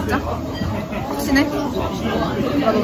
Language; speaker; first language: Korean; native; Korean